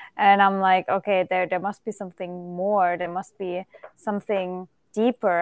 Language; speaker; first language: English; non-native, fluent; German